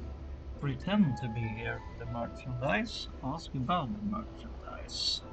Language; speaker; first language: English; non-native, fluent; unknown